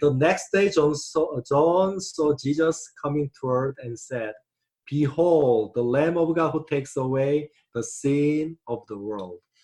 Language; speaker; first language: English; non-native, learner; Korean